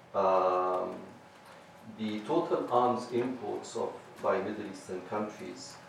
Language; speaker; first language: English; non-native, fluent; Arabic